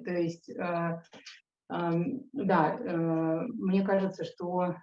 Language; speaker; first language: Russian; native; Russian